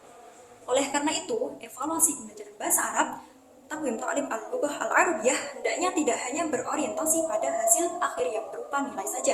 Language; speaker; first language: Indonesian; native; Indonesian